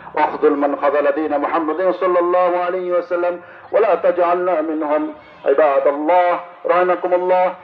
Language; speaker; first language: Arabic; non-native, fluent; Bangla